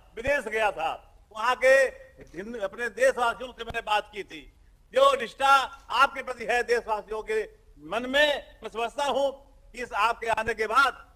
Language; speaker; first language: Hindi; native; Hindi